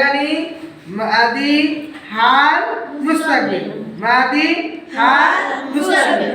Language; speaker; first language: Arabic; non-native, fluent; Bangla